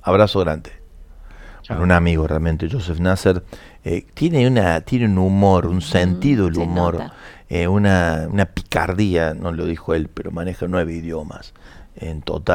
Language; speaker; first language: Spanish; native; Spanish